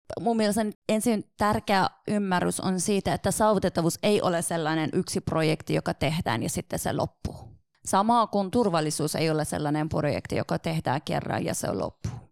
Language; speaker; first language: Finnish; non-native, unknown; Persian